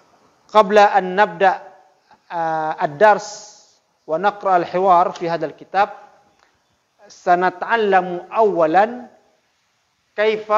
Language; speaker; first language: Arabic; non-native, fluent; Indonesian